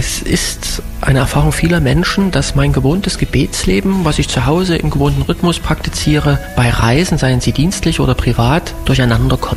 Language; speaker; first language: German; native; German